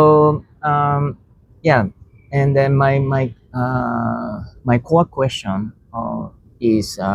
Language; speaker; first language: English; non-native, learner; Japanese